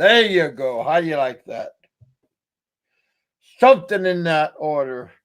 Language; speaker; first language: English; native; English